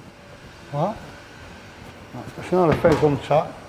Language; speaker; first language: French; non-native, learner; Italian